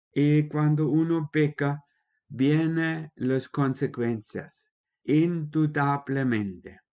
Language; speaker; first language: Spanish; non-native, fluent; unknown